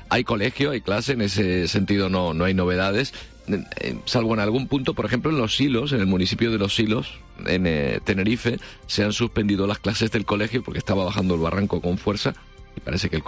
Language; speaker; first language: Spanish; native; Spanish